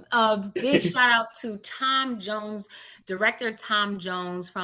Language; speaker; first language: English; native; English